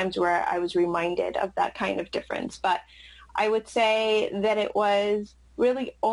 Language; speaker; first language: English; early bilingual, other home language; Arabic